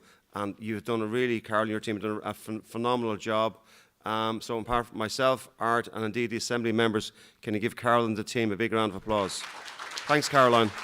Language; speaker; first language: English; native; English